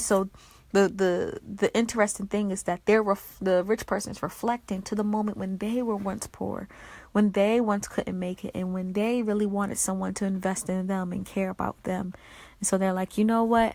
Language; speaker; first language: English; native; English